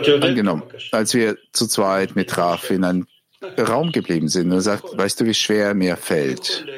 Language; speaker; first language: German; non-native, fluent; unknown